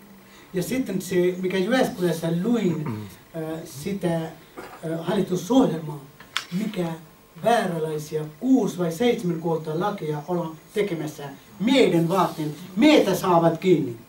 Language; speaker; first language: Finnish; non-native, fluent; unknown